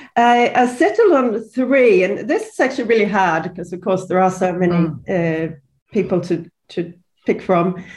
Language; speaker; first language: English; non-native, fluent; Swedish